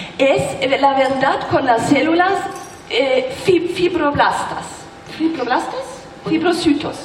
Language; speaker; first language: Spanish; non-native, learner; German